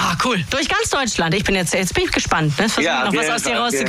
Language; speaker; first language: German; native; German